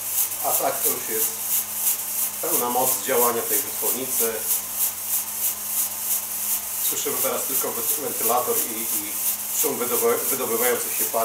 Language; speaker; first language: Polish; native; Polish